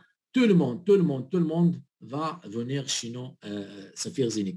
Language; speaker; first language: French; non-native, learner; Arabic